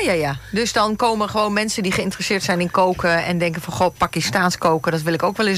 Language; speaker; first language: Dutch; native; Dutch